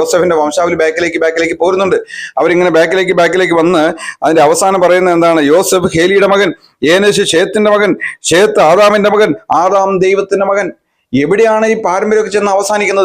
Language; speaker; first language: Malayalam; native; Malayalam